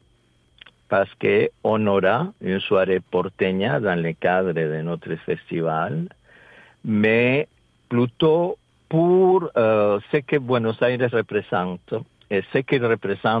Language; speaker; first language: French; non-native, fluent; Spanish